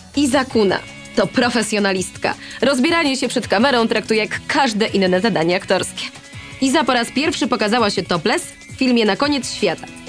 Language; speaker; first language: Polish; native; Polish